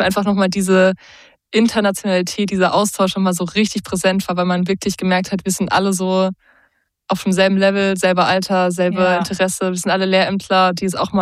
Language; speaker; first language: German; native; German